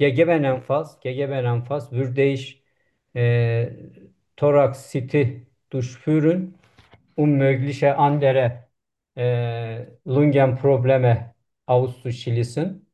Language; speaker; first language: German; non-native, learner; Turkish